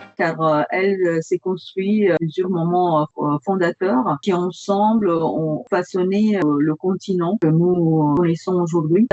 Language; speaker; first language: French; non-native, fluent; Romanian